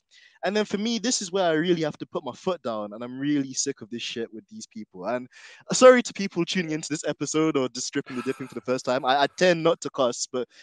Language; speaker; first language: English; native; English